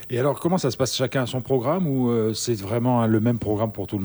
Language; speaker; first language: French; native; French